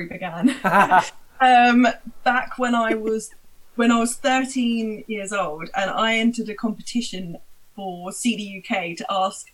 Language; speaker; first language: English; native; English